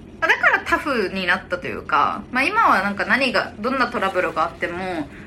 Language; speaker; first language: Japanese; native; Japanese